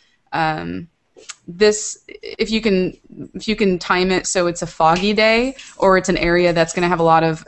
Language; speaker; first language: English; native; English